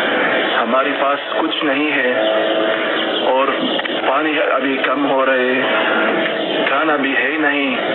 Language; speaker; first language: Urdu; non-native, fluent; Arabic